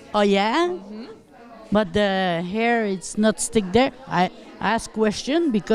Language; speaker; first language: English; non-native, local second language; French